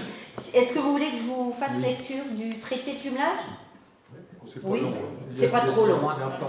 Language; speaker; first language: French; native; French